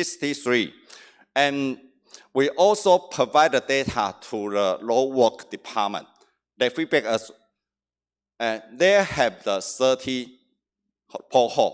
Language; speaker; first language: English; non-native, learner; Chinese